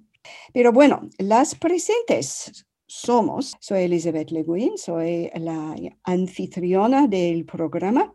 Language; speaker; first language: Spanish; non-native, fluent; English